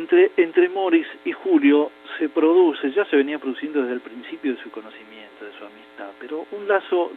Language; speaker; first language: Spanish; native; Spanish